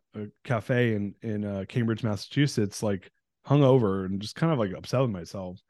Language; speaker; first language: English; native; English